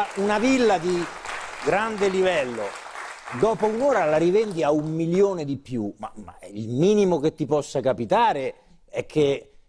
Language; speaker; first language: Italian; native; Italian